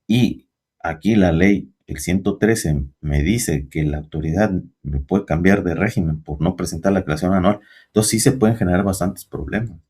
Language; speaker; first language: Spanish; native; Spanish